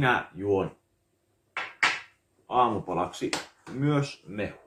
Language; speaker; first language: Finnish; native; Finnish